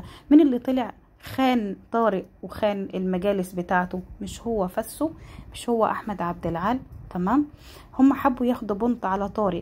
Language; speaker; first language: Arabic; native; Arabic